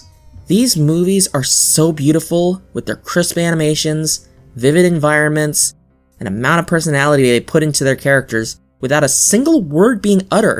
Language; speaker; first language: English; native; English